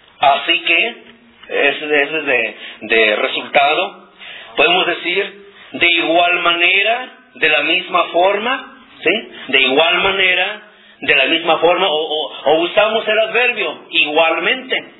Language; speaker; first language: Spanish; non-native, local second language; Nahuatl languages